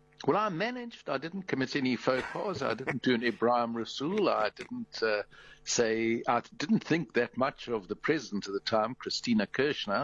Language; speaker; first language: English; native; English